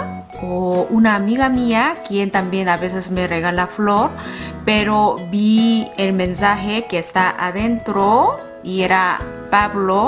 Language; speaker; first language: Spanish; non-native, learner; Korean